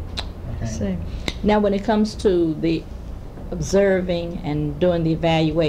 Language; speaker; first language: English; native; English